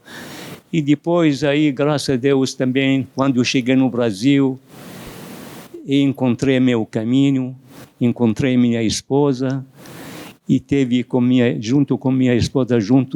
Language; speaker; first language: Portuguese; non-native, fluent; Arabic